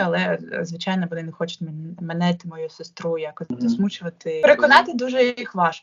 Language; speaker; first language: Ukrainian; non-native, local second language; Russian